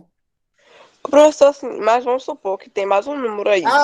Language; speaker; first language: Portuguese; native; Portuguese